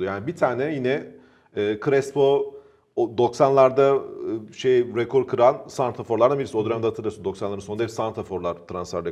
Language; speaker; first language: Turkish; native; Turkish